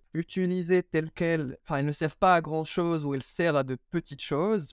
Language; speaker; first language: French; non-native, local second language; Arabic